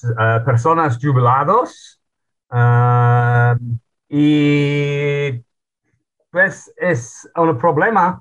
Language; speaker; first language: Spanish; non-native, learner; English